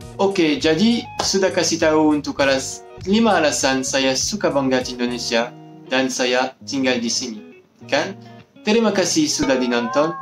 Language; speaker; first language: Indonesian; non-native, learner; French